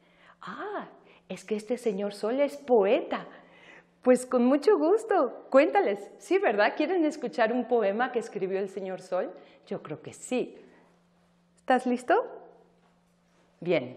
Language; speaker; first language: Spanish; native; Spanish